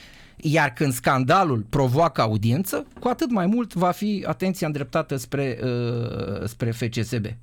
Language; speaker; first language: Romanian; native; Romanian